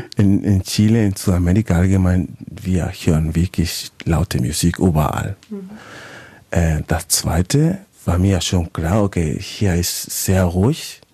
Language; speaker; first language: German; non-native, fluent; Spanish